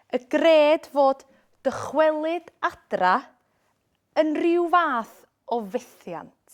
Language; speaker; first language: Welsh; native; Welsh